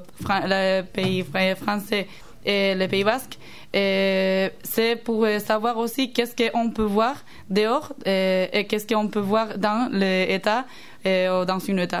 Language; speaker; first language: French; non-native, learner; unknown